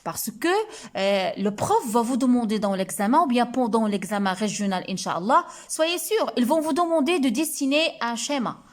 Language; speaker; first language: French; non-native, local second language; Arabic